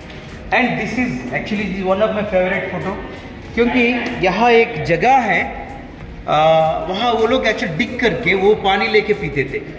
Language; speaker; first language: Hindi; native; Hindi